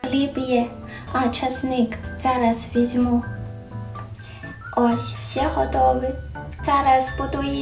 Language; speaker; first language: Ukrainian; non-native, learner; Chinese